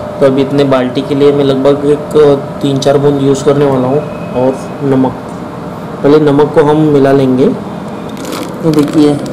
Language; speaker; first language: Hindi; non-native, local second language; Marathi